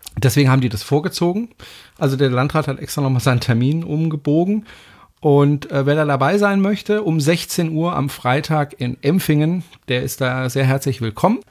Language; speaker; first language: German; non-native, fluent; French